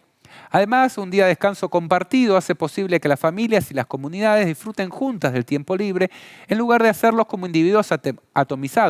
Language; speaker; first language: Spanish; native; Spanish